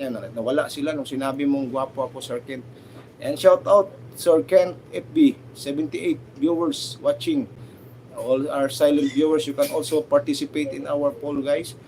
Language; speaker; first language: English; non-native, local second language; Filipino